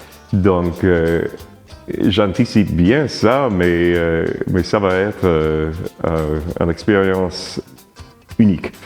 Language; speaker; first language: French; non-native, learner; English